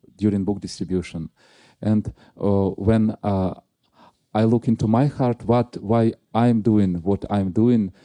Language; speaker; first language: English; non-native, fluent; Russian